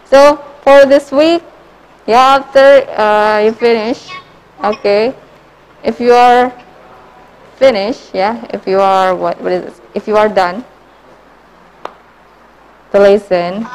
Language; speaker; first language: English; non-native, learner; Indonesian